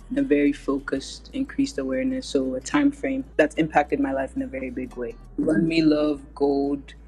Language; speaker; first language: English; native; English